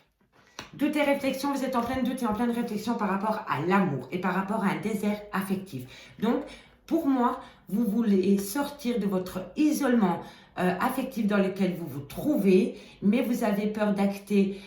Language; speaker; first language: French; native; French